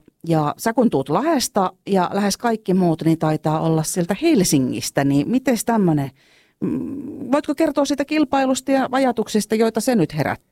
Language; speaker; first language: Finnish; native; Finnish